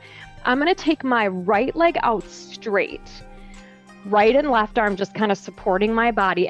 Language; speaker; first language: English; native; English